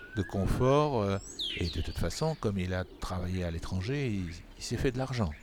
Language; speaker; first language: French; non-native, local second language; Arabic